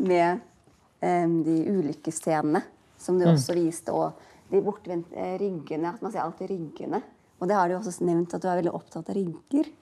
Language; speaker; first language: Norwegian; native; Norwegian